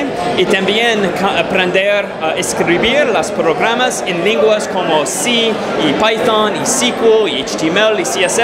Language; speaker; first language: Spanish; non-native, fluent; English